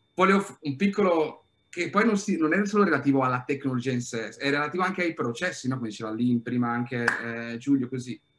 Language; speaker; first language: Italian; native; Italian